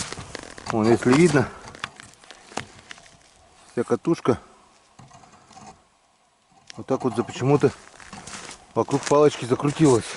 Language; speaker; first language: Russian; native; Russian